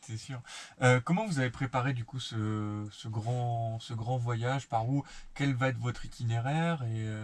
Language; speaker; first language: French; native; French